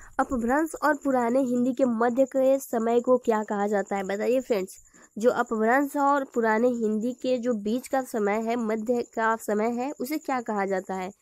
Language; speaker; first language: Hindi; native; Hindi